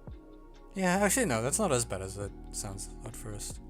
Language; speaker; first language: English; native; English